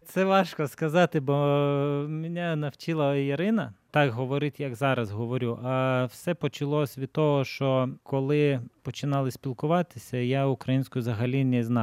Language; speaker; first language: Ukrainian; non-native, learner; Lithuanian